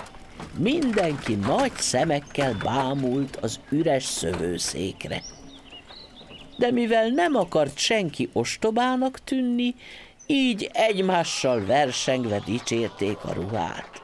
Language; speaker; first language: Hungarian; native; Hungarian